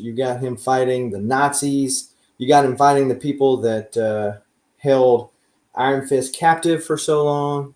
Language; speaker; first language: English; native; English